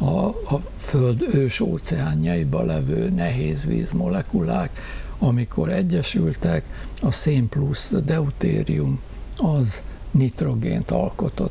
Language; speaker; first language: Hungarian; native; Hungarian